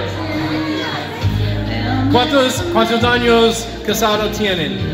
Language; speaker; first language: Spanish; non-native, learner; English